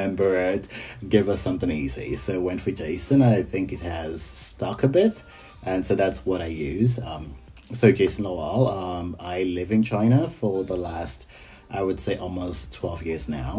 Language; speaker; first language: English; non-native, local second language; Yoruba